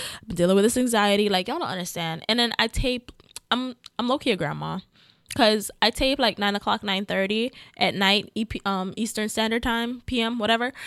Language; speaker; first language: English; native; English